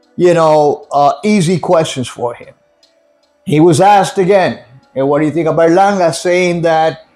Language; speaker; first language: English; non-native, fluent; Spanish